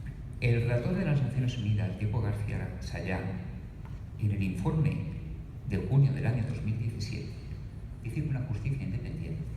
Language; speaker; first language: Spanish; native; Spanish